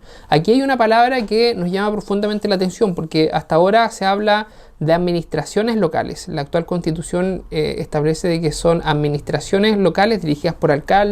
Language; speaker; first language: Spanish; native; Spanish